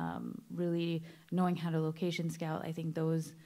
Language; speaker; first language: English; native; English